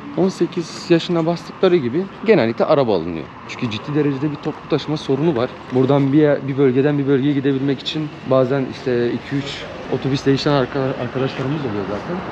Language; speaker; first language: Turkish; native; Turkish